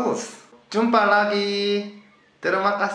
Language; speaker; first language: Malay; non-native, learner; Korean